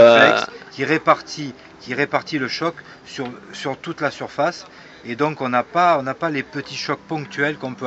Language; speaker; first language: French; native; French